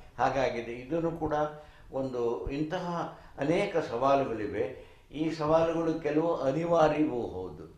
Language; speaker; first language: Kannada; native; Kannada